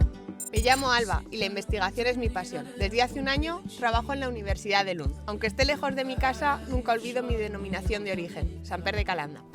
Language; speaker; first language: Spanish; native; Spanish